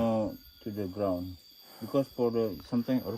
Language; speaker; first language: English; non-native, learner; Indonesian